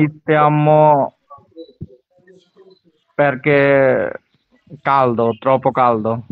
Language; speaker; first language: Italian; non-native, learner; Chinese